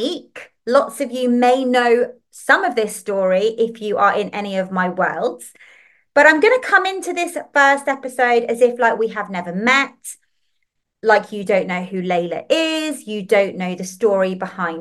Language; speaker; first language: English; native; English